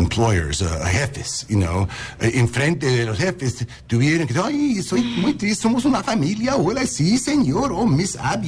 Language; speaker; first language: Spanish; early bilingual, heritage; English